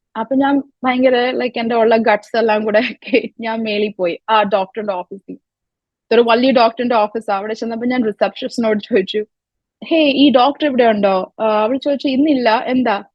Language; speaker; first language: Malayalam; early bilingual, other home language; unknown